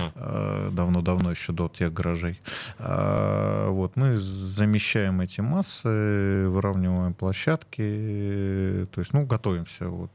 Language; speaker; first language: Russian; native; Russian